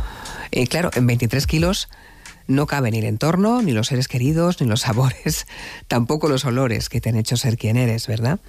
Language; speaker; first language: Spanish; native; Spanish